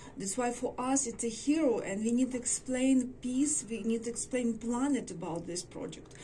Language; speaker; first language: English; non-native, learner; Ukrainian